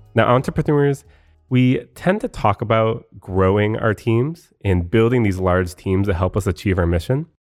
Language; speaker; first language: English; native; English